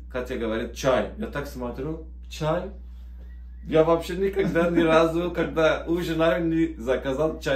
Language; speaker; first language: Russian; non-native, learner; Turkish